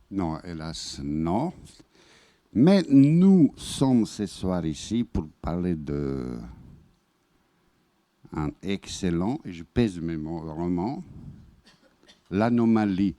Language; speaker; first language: French; non-native, fluent; Bosnian